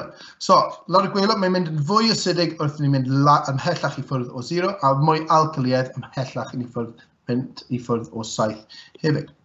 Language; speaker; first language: Welsh; native; Welsh